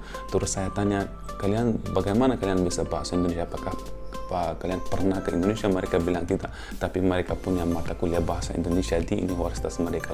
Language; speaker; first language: Indonesian; non-native, fluent; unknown